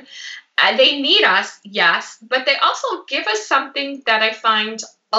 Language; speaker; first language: English; native; English